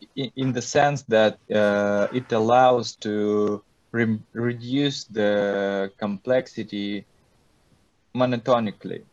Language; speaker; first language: English; non-native, fluent; Russian